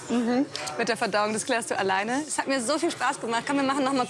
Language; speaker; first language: German; native; German